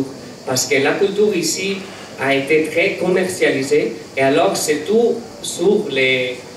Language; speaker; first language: French; non-native, learner; Catalan